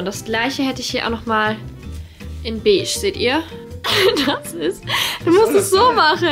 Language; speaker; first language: German; native; German